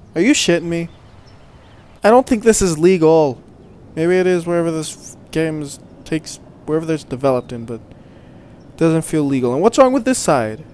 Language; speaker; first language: English; native; English